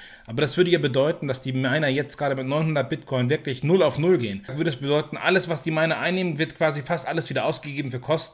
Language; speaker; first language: German; native; German